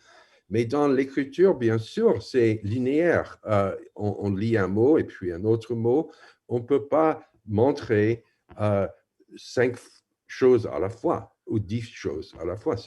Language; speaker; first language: French; non-native, fluent; English